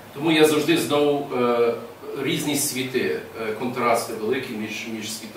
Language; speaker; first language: Ukrainian; early bilingual, heritage; English